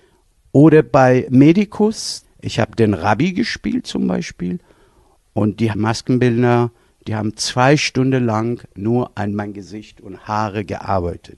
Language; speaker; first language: German; non-native, fluent; Persian